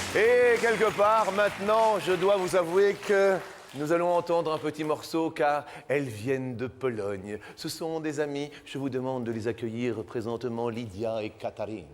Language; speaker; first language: French; native; French